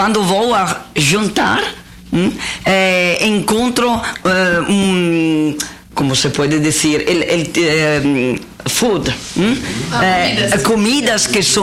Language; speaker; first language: Portuguese; non-native, learner; Italian